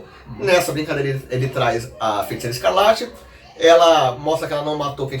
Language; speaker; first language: Portuguese; native; Portuguese